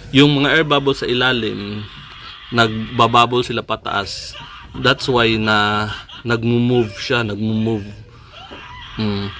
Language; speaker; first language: Filipino; non-native, local second language; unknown